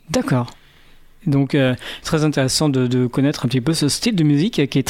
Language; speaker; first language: French; native; French